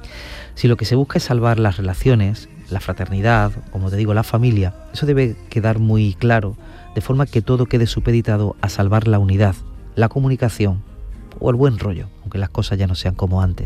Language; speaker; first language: Spanish; native; Spanish